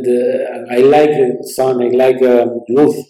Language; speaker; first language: English; non-native, learner; Spanish